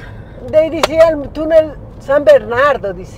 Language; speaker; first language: Spanish; native; Spanish